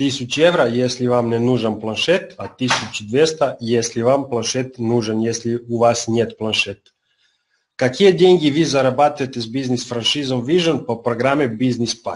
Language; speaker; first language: Russian; non-native, learner; Serbian